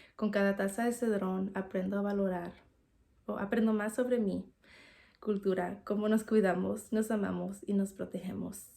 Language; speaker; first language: Spanish; early bilingual, heritage; Spanish